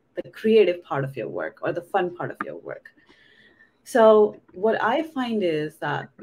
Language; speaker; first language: English; non-native, local second language; Hindi